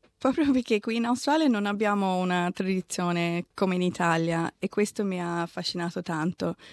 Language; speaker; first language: Italian; non-native, fluent; English